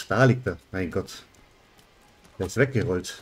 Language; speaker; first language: German; native; German